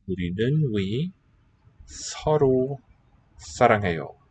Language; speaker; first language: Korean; non-native, learner; English